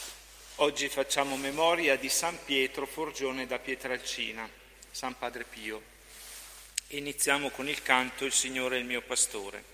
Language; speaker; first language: Italian; native; Italian